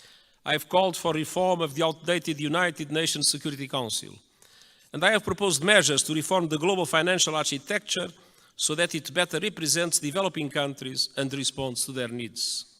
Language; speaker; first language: English; non-native, fluent; Portuguese